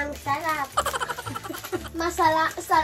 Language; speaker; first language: Filipino; early bilingual, heritage; Filipino